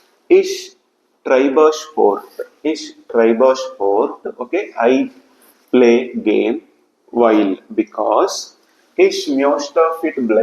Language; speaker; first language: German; non-native, fluent; Telugu